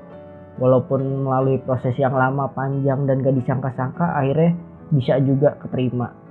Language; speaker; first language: Indonesian; native; Indonesian